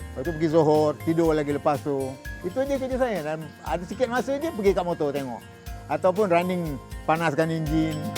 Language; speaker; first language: Malay; native; Malay